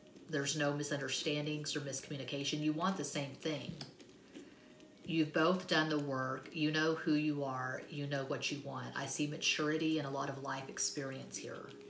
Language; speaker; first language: English; native; English